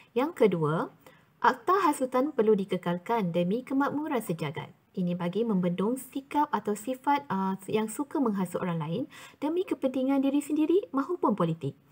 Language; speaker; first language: Malay; native; Malay